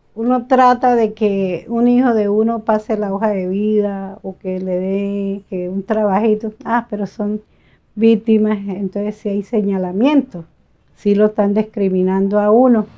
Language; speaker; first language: Spanish; native; Spanish